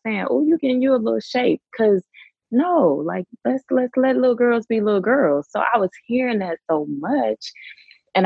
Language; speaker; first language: English; native; English